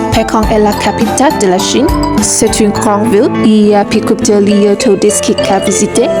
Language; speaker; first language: French; non-native, learner; Vietnamese